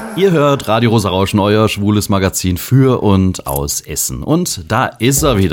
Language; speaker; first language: German; native; German